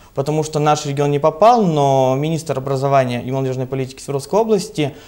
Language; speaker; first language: Russian; native; Russian